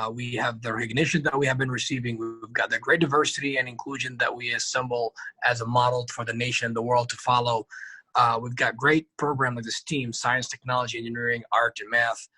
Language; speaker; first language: English; non-native, fluent; Arabic